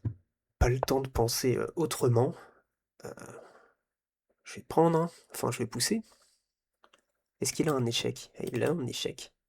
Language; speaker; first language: French; native; French